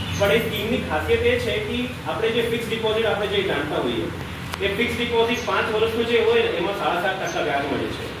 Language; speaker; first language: Gujarati; non-native, local second language; Hindi